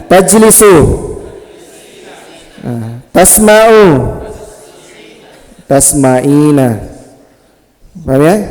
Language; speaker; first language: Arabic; non-native, fluent; Indonesian